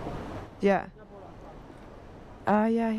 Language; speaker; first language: Spanish; non-native, learner; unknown